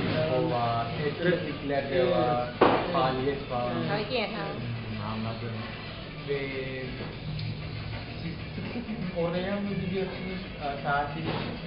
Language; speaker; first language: Turkish; non-native, learner; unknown